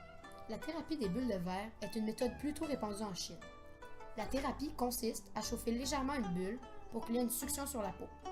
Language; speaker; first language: French; native; French